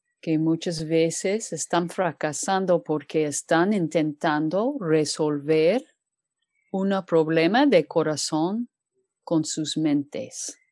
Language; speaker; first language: Spanish; non-native, fluent; English